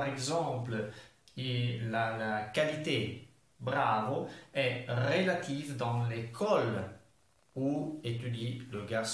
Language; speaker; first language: French; non-native, fluent; Italian